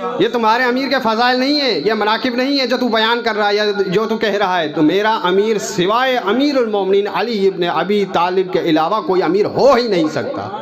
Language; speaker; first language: Urdu; non-native, local second language; Sindhi